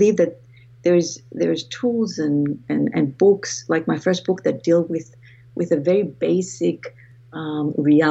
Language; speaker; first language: English; non-native, fluent; Greek